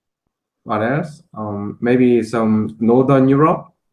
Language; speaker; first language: English; non-native, learner; Korean